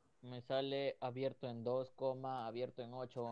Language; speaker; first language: Spanish; native; Spanish